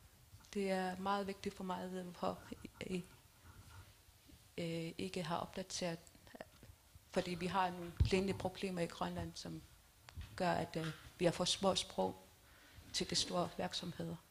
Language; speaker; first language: Danish; non-native, local second language; Kalaallisut